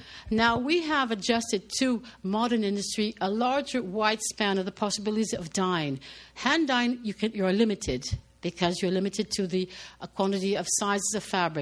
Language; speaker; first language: English; non-native, fluent; French